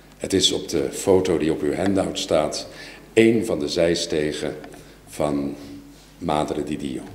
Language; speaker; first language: Dutch; native; Dutch